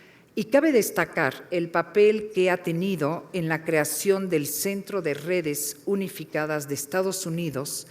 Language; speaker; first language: Spanish; native; Spanish